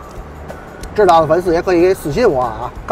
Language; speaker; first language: Chinese; native; Chinese